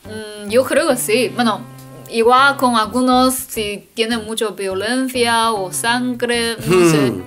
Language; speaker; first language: Spanish; non-native, learner; Chinese